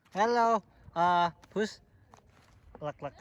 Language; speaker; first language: English; non-native, learner; Indonesian